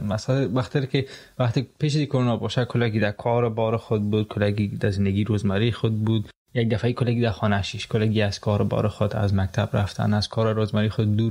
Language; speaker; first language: Persian; native; Persian